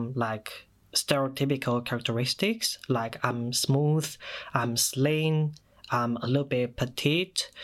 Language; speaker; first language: English; non-native, fluent; Chinese